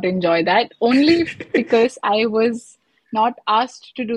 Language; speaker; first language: English; non-native, local second language; Hindi